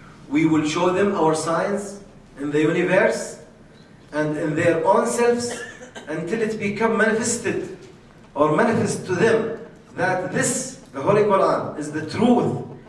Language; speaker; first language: English; non-native, fluent; Arabic